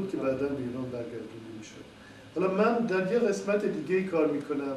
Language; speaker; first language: Persian; non-native, fluent; French